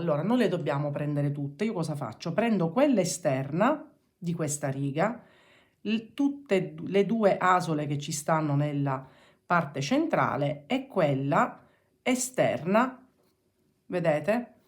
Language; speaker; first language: Italian; native; Italian